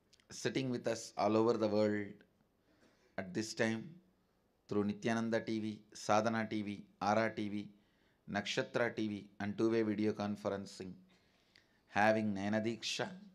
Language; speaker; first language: English; non-native, local second language; Tamil